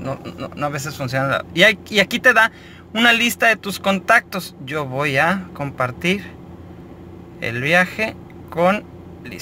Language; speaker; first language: Spanish; native; Spanish